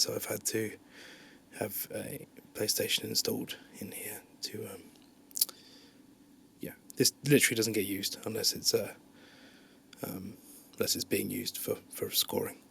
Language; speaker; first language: English; native; English